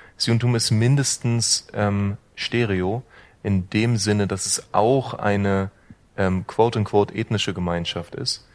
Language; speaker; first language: German; native; German